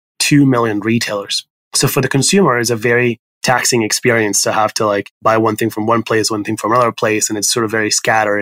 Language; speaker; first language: English; non-native, fluent; Spanish